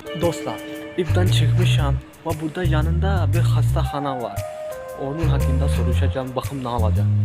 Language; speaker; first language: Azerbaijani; non-native, fluent; Urdu